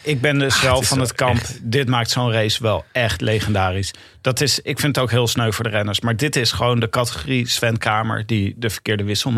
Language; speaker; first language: Dutch; native; Dutch